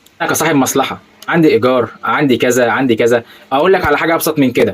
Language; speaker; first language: Arabic; native; Arabic